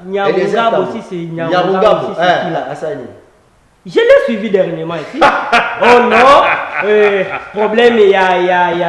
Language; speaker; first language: French; non-native, local second language; Lingala